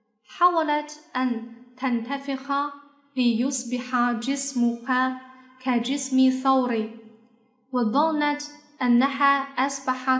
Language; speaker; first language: Arabic; non-native, fluent; Chinese